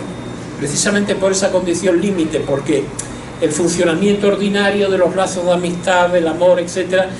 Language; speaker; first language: Spanish; native; Spanish